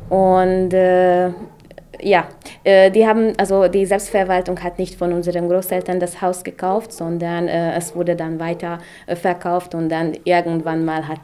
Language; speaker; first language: German; non-native, local second language; Hungarian